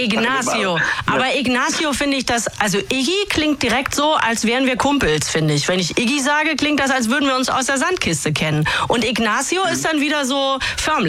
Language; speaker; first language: German; native; German